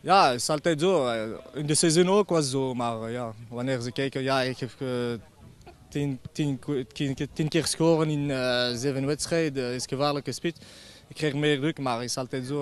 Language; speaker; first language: Dutch; non-native, learner; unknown